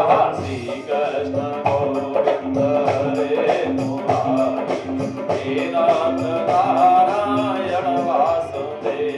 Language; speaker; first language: Hindi; native; Hindi